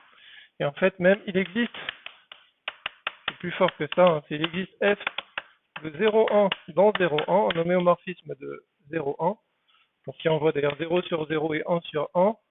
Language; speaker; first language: French; native; French